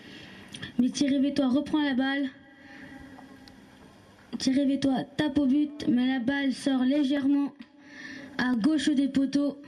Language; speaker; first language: French; native; French